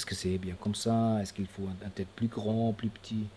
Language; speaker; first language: French; non-native, fluent; German